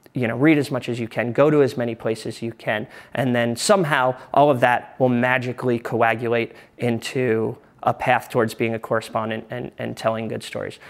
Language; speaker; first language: English; native; English